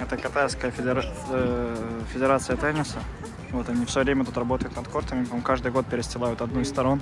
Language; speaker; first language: Russian; native; Russian